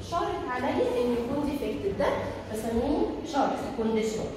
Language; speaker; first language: Arabic; native; Arabic